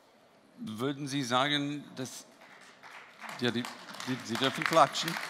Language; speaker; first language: German; non-native, fluent; English